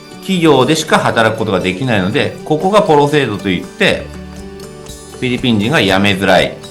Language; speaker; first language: Japanese; native; Japanese